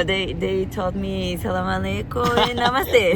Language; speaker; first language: English; non-native, fluent; Portuguese